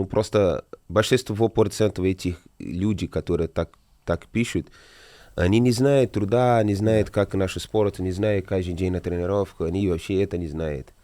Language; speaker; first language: Russian; non-native, learner; Portuguese